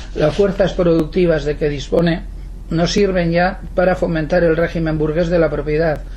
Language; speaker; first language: Spanish; non-native, local second language; Basque